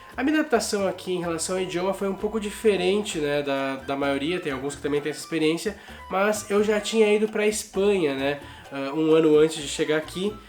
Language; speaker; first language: Portuguese; native; Portuguese